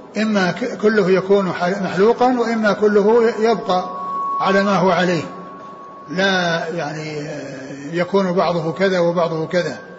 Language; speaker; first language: Arabic; native; Arabic